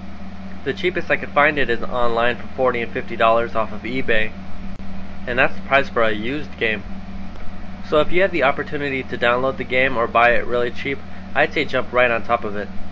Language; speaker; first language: English; native; English